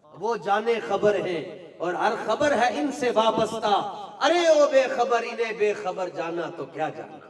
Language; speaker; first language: Urdu; non-native, local second language; Punjabi